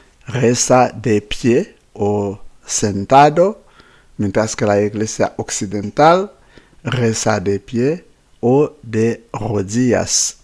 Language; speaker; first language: Spanish; non-native, fluent; Haitian Creole